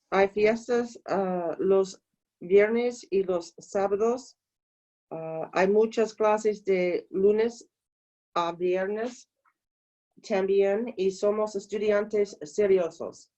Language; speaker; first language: Spanish; non-native, learner; English